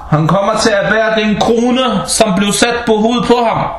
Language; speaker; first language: Danish; early bilingual, other home language; Arabic